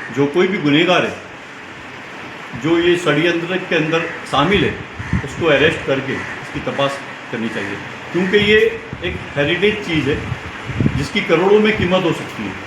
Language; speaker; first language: Hindi; non-native, local second language; Gujarati